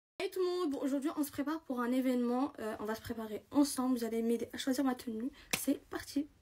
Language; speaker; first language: French; native; French